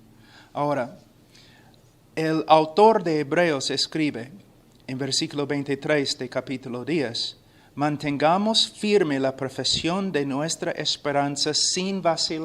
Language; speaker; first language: Spanish; non-native, fluent; English